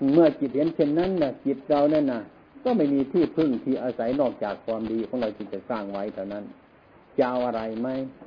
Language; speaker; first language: Thai; non-native, local second language; Northeastern Thai